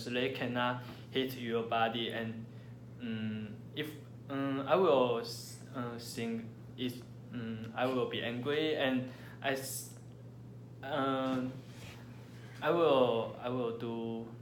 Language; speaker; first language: English; non-native, learner; Chinese